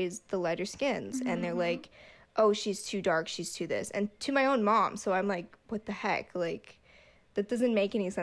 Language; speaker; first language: English; native; English